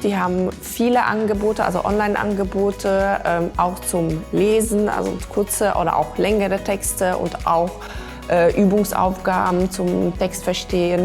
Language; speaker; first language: German; non-native, fluent; Lithuanian